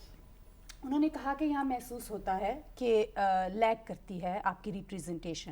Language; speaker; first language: Urdu; native; Urdu